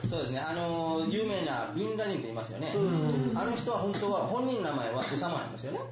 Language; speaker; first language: Japanese; non-native, fluent; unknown